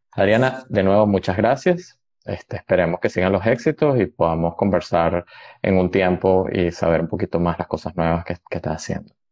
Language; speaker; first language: Spanish; native; Spanish